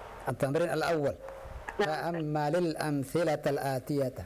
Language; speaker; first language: Arabic; non-native, fluent; Indonesian